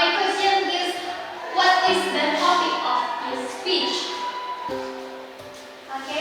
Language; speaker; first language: English; non-native, fluent; Indonesian